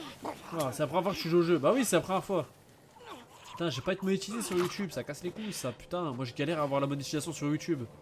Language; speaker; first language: French; native; French